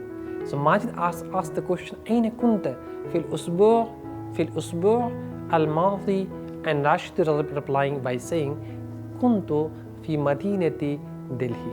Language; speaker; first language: Arabic; non-native, fluent; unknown